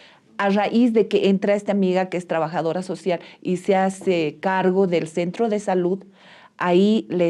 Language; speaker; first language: Spanish; native; Spanish